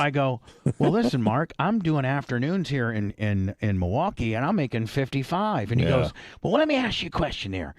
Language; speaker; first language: English; native; English